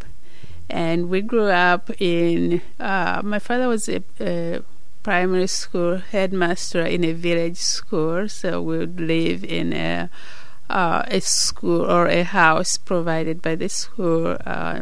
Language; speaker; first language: English; non-native, local second language; Nyanja